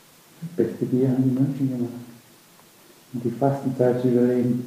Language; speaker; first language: German; native; German